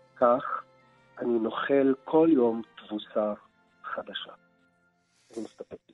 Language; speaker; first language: Hebrew; non-native, local second language; Arabic